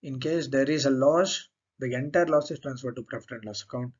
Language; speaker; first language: English; non-native, local second language; Kannada